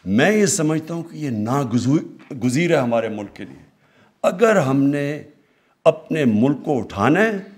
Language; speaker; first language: Urdu; native; Urdu